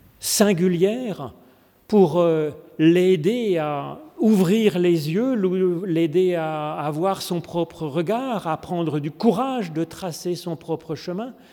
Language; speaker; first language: French; native; French